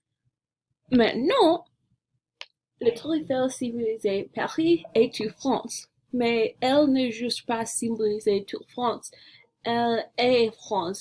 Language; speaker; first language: French; non-native, learner; English